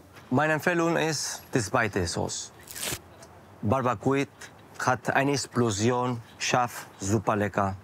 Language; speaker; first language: German; non-native, learner; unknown